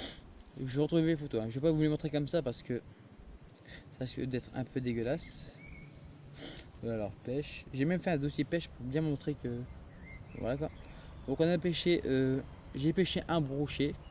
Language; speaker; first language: French; native; French